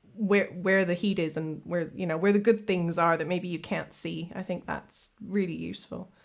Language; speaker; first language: English; native; English